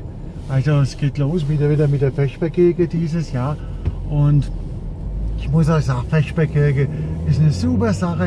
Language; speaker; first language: German; native; German